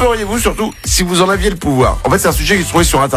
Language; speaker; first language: French; native; French